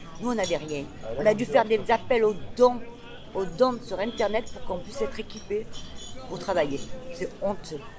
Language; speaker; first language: French; native; French